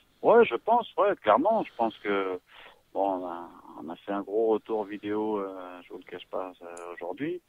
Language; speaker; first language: French; native; French